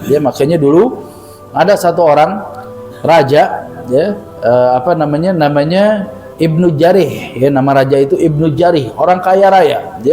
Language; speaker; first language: Indonesian; native; Indonesian